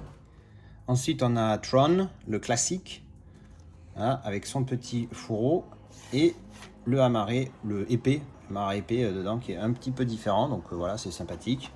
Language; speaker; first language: French; native; French